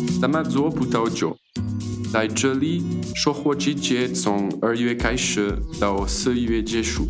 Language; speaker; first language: Chinese; non-native, learner; French